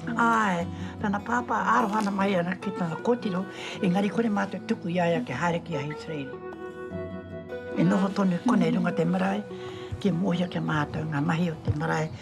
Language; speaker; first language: Māori; native; Māori